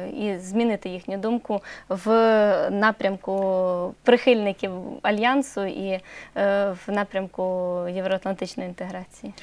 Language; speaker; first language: Ukrainian; native; Ukrainian